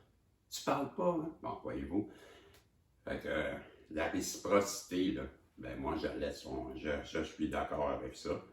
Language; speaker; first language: French; native; French